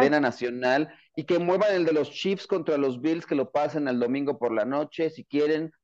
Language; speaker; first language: Spanish; native; Spanish